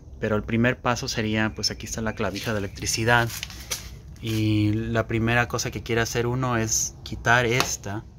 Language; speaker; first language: Spanish; early bilingual, heritage; Spanish